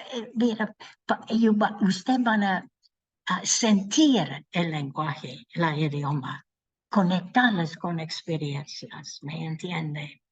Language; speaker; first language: Spanish; non-native, learner; English